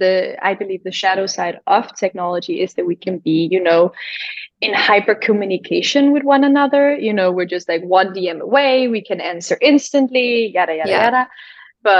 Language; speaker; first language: English; non-native, fluent; Danish